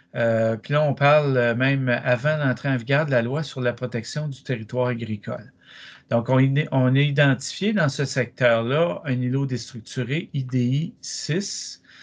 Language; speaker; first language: French; native; French